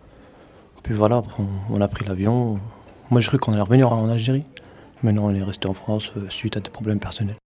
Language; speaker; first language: French; early bilingual, other home language; Arabic